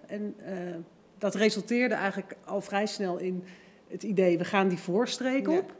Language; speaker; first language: Dutch; native; Dutch